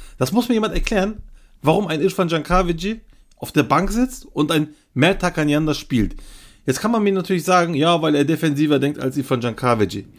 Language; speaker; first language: German; early bilingual, other home language; Turkish